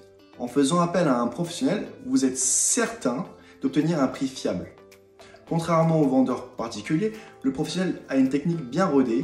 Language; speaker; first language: French; native; French